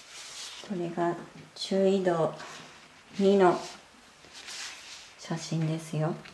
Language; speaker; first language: Japanese; native; Japanese